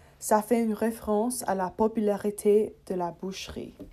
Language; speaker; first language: French; non-native, learner; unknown